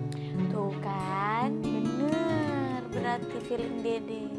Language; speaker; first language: Indonesian; native; Indonesian